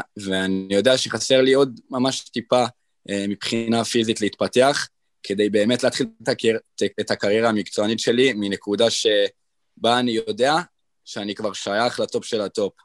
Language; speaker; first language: Hebrew; native; Hebrew